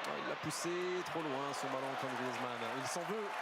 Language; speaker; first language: French; native; French